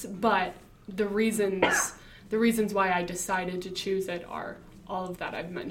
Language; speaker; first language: English; native; English